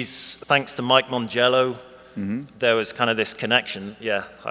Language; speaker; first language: English; native; English